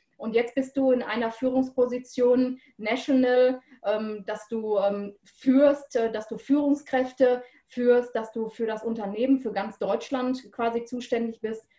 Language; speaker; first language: German; native; German